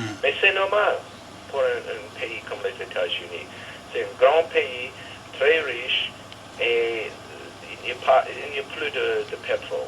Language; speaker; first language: French; non-native, learner; English